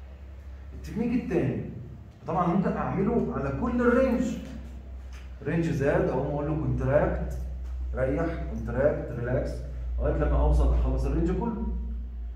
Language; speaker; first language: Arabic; native; Arabic